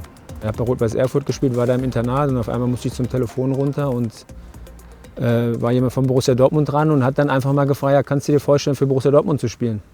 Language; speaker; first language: German; native; German